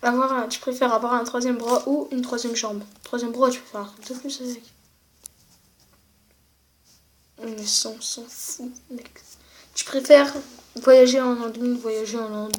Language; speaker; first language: French; native; French